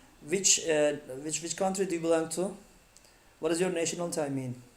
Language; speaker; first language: English; non-native, fluent; Turkish